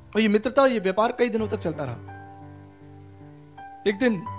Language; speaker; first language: Hindi; native; Hindi